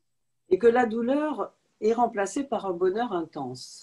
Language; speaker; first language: French; native; French